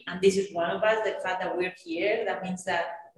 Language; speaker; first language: English; non-native, fluent; Spanish